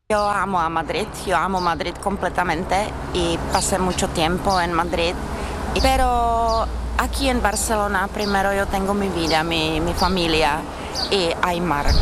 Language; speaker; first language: Spanish; non-native, fluent; Czech